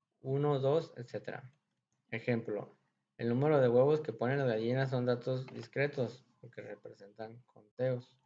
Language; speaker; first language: Spanish; native; Spanish